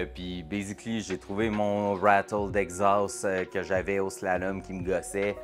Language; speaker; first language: French; native; French